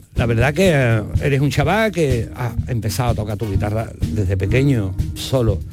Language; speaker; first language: Spanish; native; Spanish